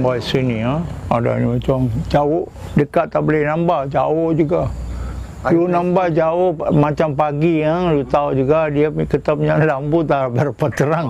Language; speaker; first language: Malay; non-native, local second language; Tamil